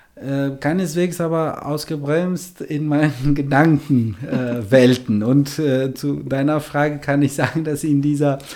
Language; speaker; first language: German; non-native, fluent; Albanian